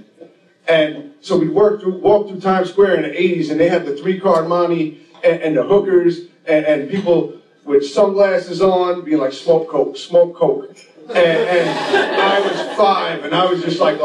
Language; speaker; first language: English; native; English